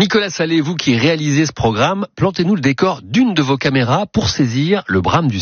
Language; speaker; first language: French; native; French